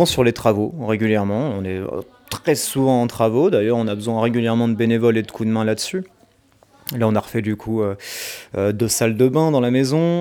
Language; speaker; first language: French; native; French